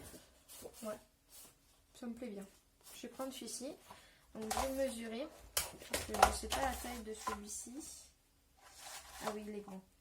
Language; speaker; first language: French; native; French